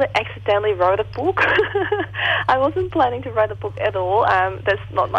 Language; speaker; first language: English; non-native, local second language; Cantonese